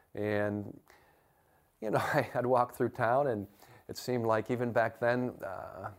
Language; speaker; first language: English; native; English